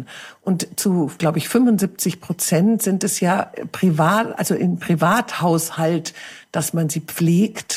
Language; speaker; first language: German; native; German